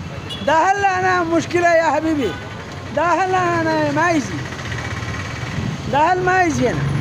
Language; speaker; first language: Arabic; non-native, learner; Malayalam